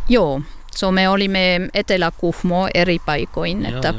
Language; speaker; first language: Finnish; non-native, learner; French